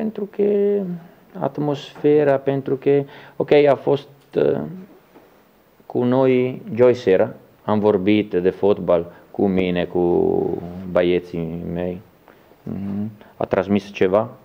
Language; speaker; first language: Romanian; non-native, learner; Italian